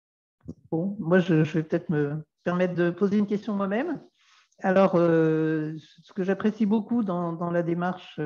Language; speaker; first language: French; native; French